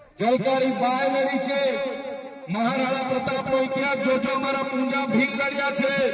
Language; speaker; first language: Gujarati; non-native, local second language; Bhili